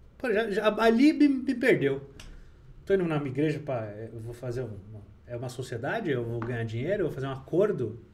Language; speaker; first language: Portuguese; native; Portuguese